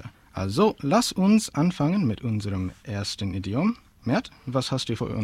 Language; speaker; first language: German; non-native, fluent; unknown